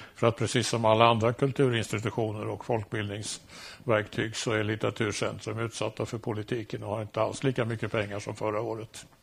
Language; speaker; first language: Swedish; native; Swedish